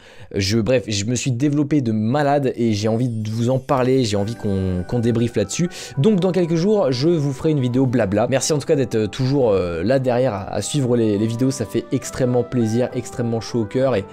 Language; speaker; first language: French; native; French